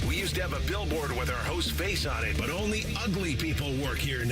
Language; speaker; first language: English; native; English